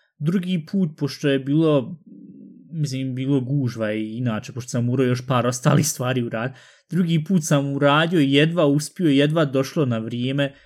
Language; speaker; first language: Bosnian; early bilingual, heritage; Bosnian